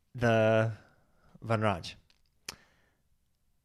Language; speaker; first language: English; native; English